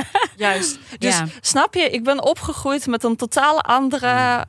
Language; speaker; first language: Dutch; non-native, fluent; Russian